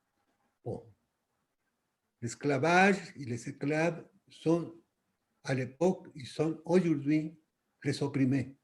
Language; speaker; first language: French; non-native, fluent; Spanish